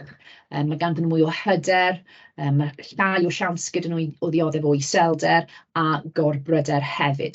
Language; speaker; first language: Welsh; native; Welsh